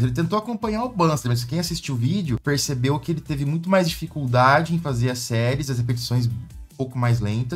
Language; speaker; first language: Portuguese; native; Portuguese